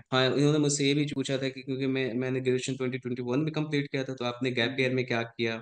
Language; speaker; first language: Hindi; native; Hindi